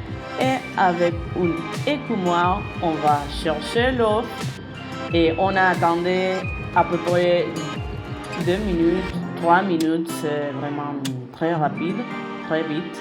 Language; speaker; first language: French; non-native, fluent; Spanish